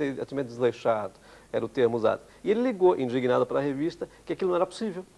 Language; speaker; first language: Portuguese; early bilingual, other home language; Italian